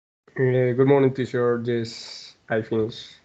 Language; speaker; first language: English; non-native, learner; Spanish